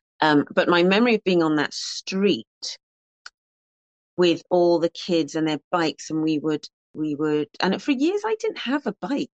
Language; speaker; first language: English; native; English